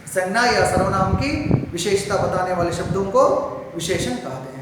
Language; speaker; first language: Hindi; non-native, local second language; Telugu